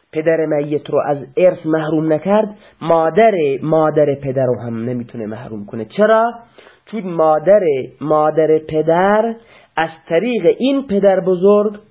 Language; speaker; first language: Persian; non-native, local second language; Baluchi